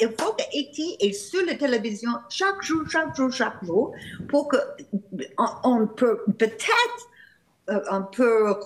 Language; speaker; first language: French; non-native, fluent; English